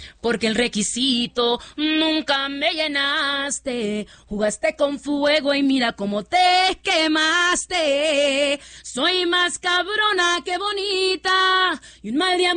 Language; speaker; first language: Spanish; early bilingual, heritage; Spanish